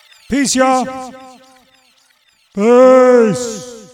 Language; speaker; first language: English; early bilingual, other home language; Spanish